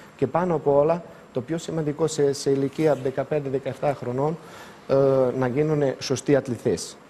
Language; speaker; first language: Greek; non-native, fluent; Serbian